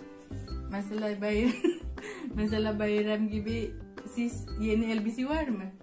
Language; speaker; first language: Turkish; non-native, learner; Indonesian